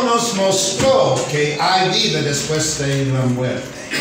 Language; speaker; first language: Spanish; non-native, fluent; English